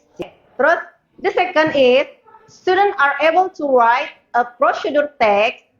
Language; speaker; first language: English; non-native, learner; Indonesian